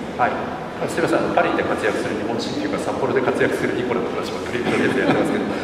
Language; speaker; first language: Japanese; native; Japanese